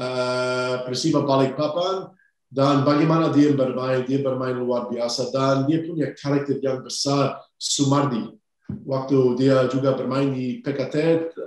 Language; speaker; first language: Indonesian; non-native, fluent; English